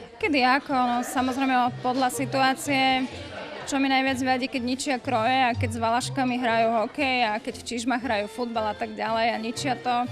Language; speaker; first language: Slovak; native; Slovak